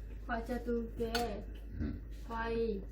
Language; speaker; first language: Korean; non-native, learner; Vietnamese